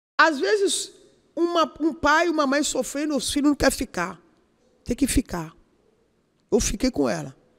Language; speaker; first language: Portuguese; non-native, learner; Yoruba